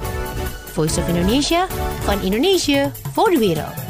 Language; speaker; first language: Dutch; non-native, fluent; Indonesian